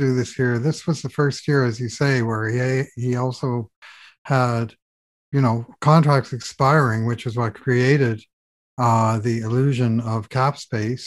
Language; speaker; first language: English; native; English